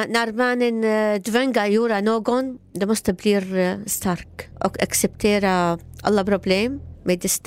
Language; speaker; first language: Swedish; non-native, learner; Arabic